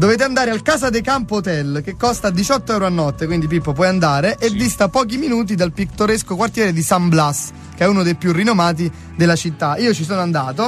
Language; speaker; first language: Italian; native; Italian